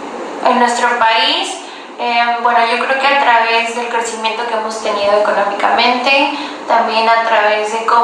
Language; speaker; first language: Spanish; native; Spanish